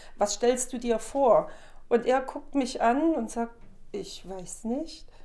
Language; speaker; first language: German; native; German